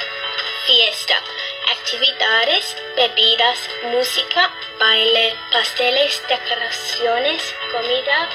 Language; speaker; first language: Spanish; non-native, learner; English